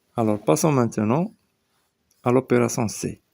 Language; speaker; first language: French; non-native, local second language; Arabic